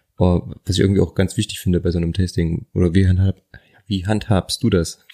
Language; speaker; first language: German; native; German